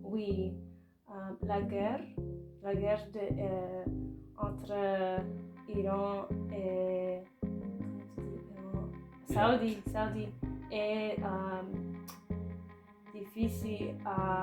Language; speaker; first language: French; non-native, learner; Spanish